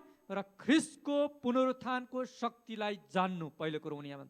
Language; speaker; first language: Nepali; native; Nepali